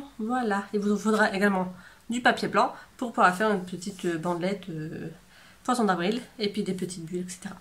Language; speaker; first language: French; native; French